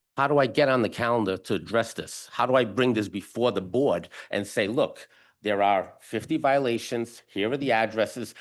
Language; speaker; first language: English; non-native, fluent; Italian